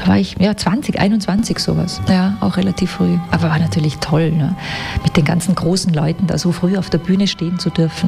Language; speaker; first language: German; native; German